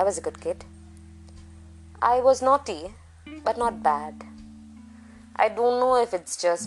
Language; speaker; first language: English; non-native, local second language; Malayalam